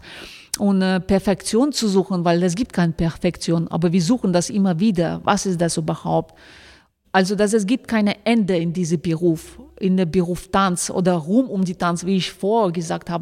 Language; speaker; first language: German; non-native, fluent; Russian